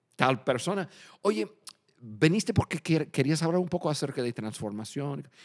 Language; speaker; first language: Spanish; non-native, fluent; English